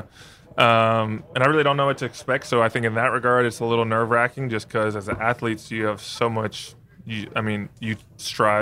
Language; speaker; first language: English; native; English